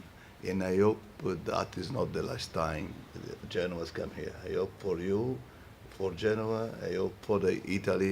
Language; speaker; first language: English; non-native, fluent; Italian